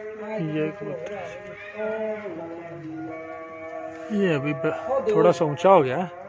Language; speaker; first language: Hindi; non-native, local second language; Punjabi